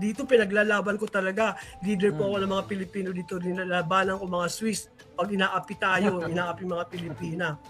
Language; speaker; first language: Filipino; non-native, local second language; Waray